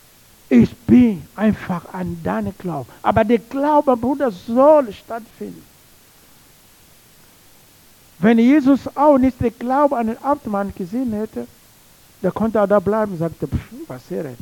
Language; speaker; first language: German; non-native, learner; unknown